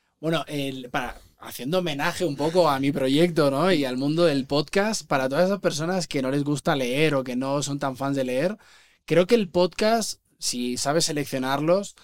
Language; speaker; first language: Spanish; native; Spanish